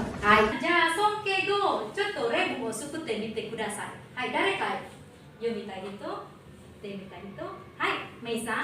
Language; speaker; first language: Japanese; non-native, fluent; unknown